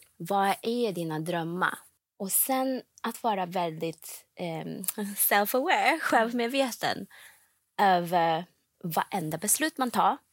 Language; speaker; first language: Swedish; non-native, fluent; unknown